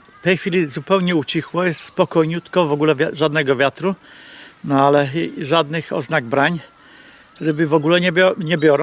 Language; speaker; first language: Polish; native; Polish